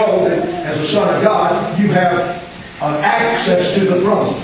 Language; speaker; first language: English; native; English